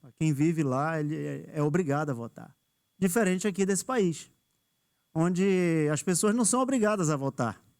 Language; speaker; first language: Portuguese; native; Portuguese